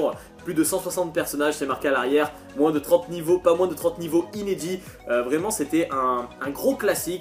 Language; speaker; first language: French; native; French